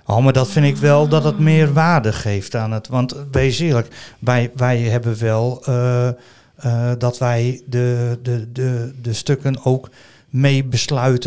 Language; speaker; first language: Dutch; native; Dutch